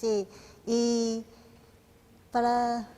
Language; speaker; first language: Spanish; non-native, learner; Chinese